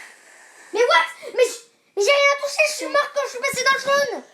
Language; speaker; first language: French; native; French